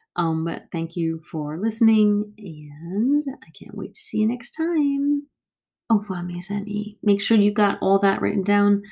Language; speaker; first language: English; native; English